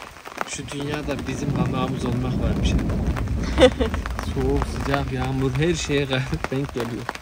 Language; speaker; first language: Turkish; native; Turkish